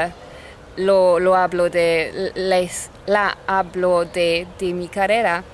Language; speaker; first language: Spanish; non-native, fluent; German